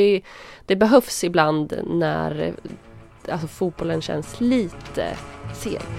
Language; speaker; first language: Swedish; native; Swedish